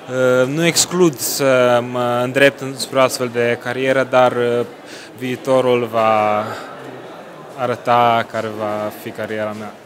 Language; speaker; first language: Romanian; native; Romanian